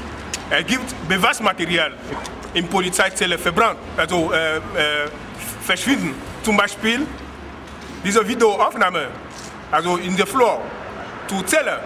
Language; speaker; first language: German; non-native, learner; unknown